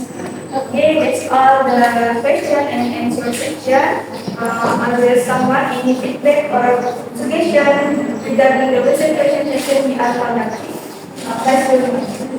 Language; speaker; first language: English; non-native, learner; Indonesian